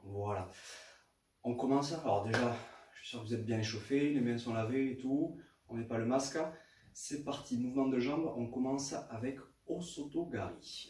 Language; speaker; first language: French; native; French